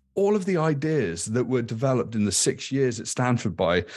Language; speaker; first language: English; native; English